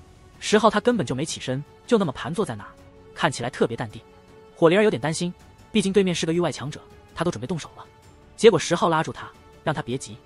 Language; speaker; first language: Chinese; native; Chinese